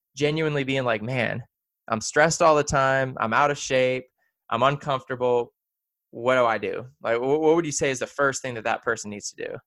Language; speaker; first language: English; native; English